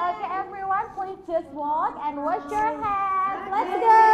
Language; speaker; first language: English; non-native, learner; Indonesian